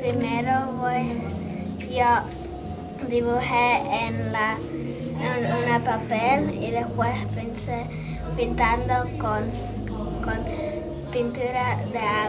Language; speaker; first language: Spanish; early bilingual, other home language; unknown